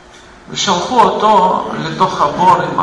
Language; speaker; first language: Hebrew; non-native, fluent; Russian